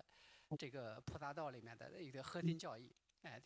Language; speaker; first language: Chinese; native; Chinese